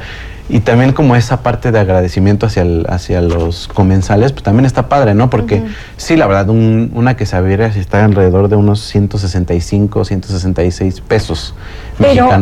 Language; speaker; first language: Spanish; native; Spanish